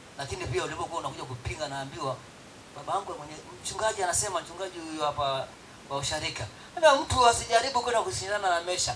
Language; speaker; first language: Swahili; non-native, local second language; Masai